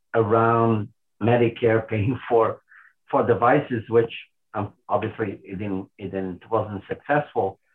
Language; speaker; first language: English; non-native, fluent; Portuguese